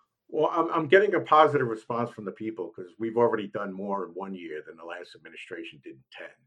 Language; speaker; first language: English; native; English